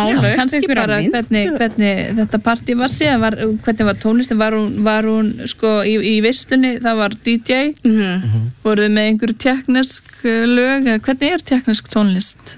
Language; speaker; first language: Icelandic; native; Icelandic